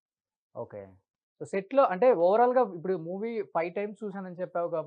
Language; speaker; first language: Telugu; native; Telugu